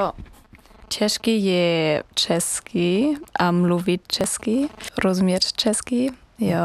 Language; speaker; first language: Czech; non-native, learner; German